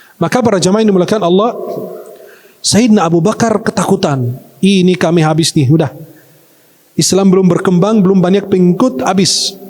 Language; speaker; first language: Malay; non-native, fluent; Arabic